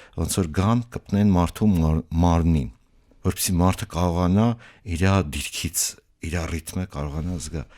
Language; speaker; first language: Armenian; native; Armenian